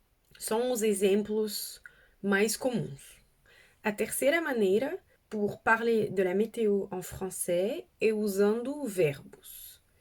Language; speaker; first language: Portuguese; non-native, fluent; French